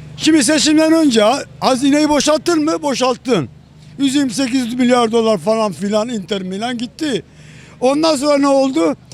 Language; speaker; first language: Turkish; native; Turkish